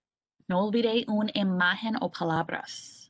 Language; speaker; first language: Spanish; non-native, learner; English